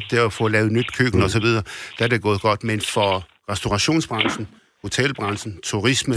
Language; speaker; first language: Danish; early bilingual, other home language; Arabic